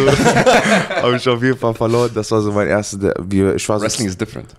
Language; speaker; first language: German; native; German